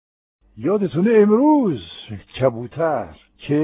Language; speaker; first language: Persian; non-native, fluent; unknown